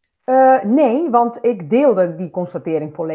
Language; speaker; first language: Dutch; non-native, fluent; Spanish